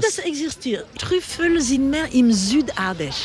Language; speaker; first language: German; non-native, learner; French